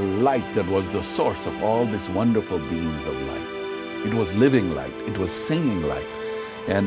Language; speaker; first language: English; non-native, local second language; Gujarati